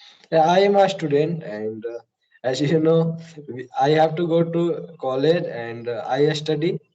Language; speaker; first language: English; non-native, learner; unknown